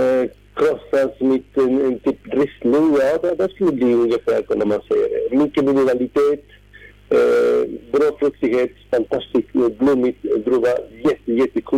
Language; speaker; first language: Swedish; non-native, fluent; Spanish